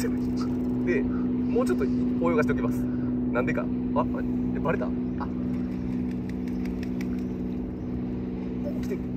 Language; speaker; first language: Japanese; native; Japanese